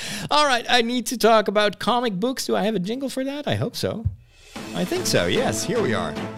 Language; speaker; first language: English; non-native, fluent; Dutch